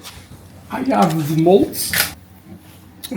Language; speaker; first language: English; non-native, learner; Portuguese